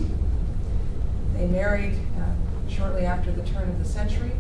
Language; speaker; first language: English; native; English